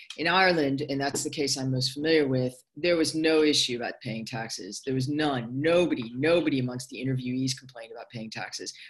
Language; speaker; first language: English; native; English